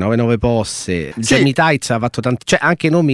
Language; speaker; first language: Italian; native; Italian